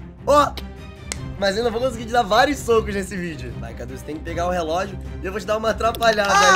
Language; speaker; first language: Portuguese; native; Portuguese